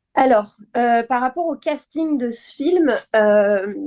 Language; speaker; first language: French; native; French